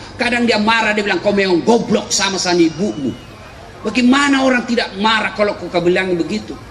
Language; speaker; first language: Indonesian; non-native, local second language; Buginese